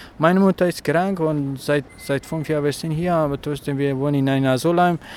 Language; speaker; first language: German; non-native, learner; Persian